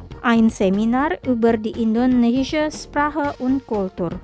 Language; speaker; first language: German; non-native, fluent; Indonesian